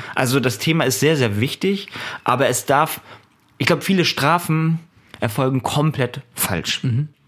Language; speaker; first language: German; early bilingual, other home language; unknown